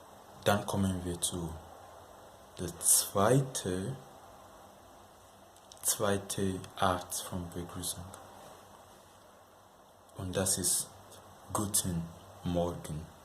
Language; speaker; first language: German; non-native, fluent; Yoruba